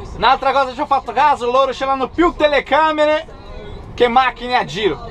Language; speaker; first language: Italian; non-native, fluent; Portuguese